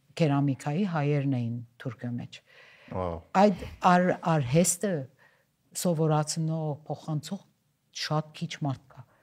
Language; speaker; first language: Armenian; early bilingual, heritage; Armenian